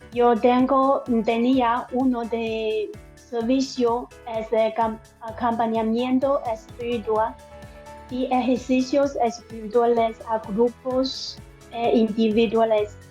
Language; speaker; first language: Spanish; non-native, learner; Chinese